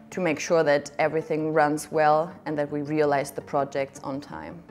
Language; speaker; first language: English; non-native, fluent; German